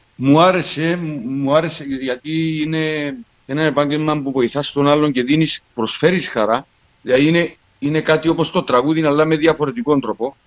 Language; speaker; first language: Greek; native; Greek